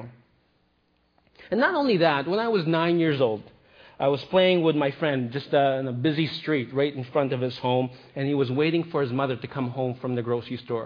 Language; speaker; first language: English; non-native, local second language; Filipino